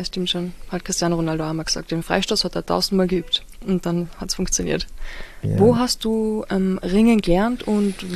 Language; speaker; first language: German; native; German